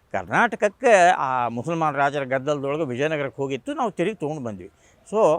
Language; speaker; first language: Kannada; non-native, local second language; Marathi